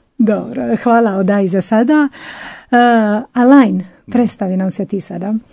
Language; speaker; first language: Croatian; native; Croatian